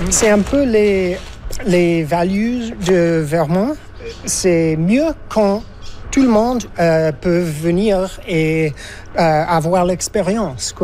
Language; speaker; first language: French; non-native, fluent; English